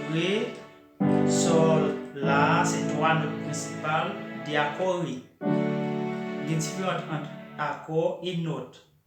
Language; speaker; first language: French; non-native, local second language; Haitian Creole